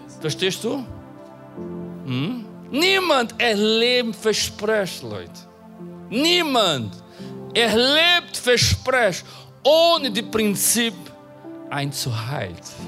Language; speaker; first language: German; non-native, fluent; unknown